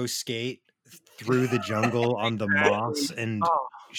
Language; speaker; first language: English; native; English